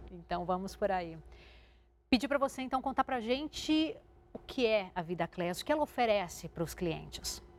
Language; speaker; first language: Portuguese; native; Portuguese